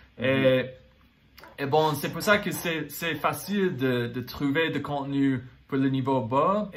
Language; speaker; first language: French; non-native, fluent; English